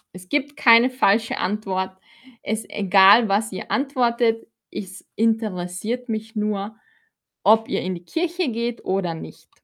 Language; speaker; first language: German; non-native, fluent; Filipino